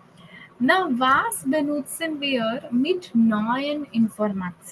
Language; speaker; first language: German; non-native, fluent; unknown